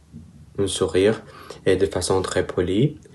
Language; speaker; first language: French; non-native, learner; Spanish